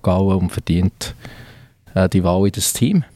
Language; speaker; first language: German; native; German